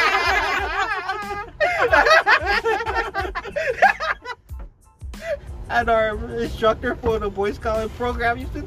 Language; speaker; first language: English; native; English